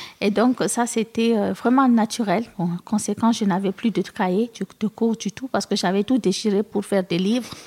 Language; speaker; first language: French; non-native, local second language; Fula